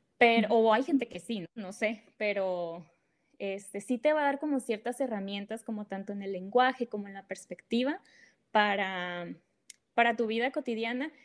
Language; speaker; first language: Spanish; native; Spanish